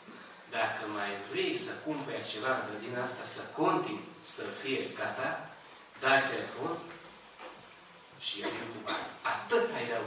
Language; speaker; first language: Romanian; non-native, learner; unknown